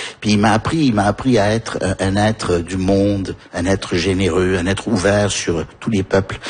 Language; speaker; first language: French; early bilingual, heritage; French